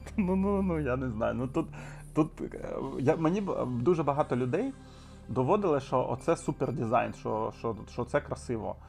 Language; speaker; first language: Ukrainian; non-native, local second language; Russian